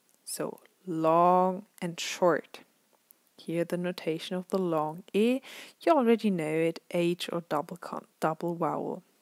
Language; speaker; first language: English; non-native, fluent; German